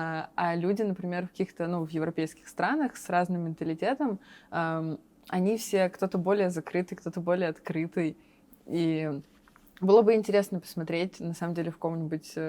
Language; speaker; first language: Russian; native; Russian